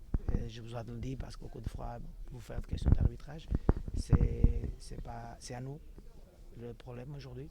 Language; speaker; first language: French; non-native, fluent; Portuguese